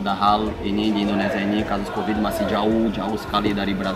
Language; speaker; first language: Indonesian; non-native, fluent; Portuguese